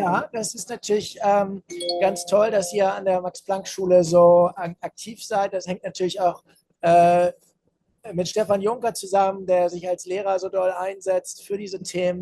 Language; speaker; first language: German; native; German